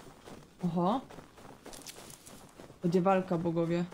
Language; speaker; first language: Polish; native; Polish